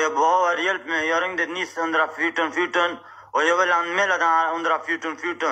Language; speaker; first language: Swedish; non-native, learner; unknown